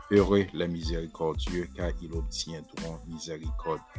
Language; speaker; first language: French; non-native, local second language; Haitian Creole